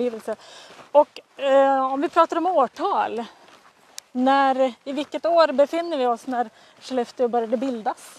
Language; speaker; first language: Swedish; native; Swedish